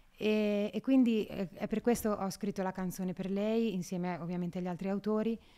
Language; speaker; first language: Italian; native; Italian